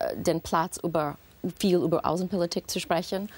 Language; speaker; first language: German; non-native, fluent; English